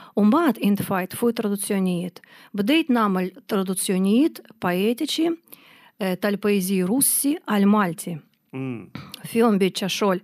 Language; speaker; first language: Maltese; non-native, fluent; Russian